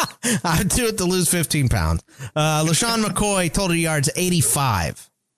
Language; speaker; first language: English; native; English